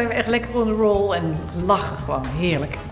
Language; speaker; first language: Dutch; native; Dutch